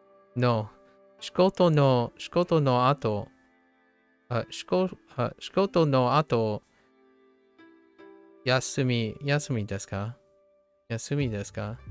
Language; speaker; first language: Japanese; non-native, learner; English